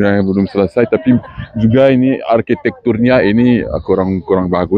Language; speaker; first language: Indonesian; non-native, fluent; Spanish